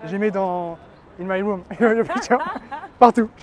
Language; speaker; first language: French; native; French